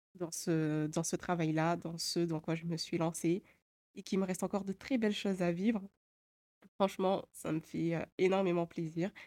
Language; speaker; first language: French; native; French